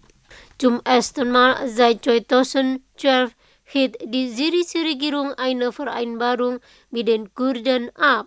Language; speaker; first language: German; non-native, fluent; Indonesian